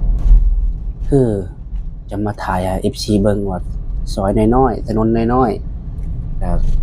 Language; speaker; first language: Thai; non-native, local second language; Lao